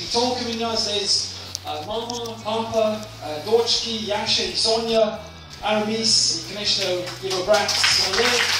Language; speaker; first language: Russian; non-native, learner; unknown